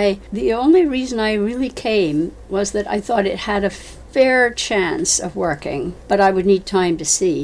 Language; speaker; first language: English; native; English